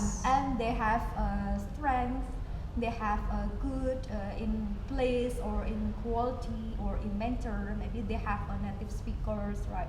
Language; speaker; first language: English; non-native, learner; Indonesian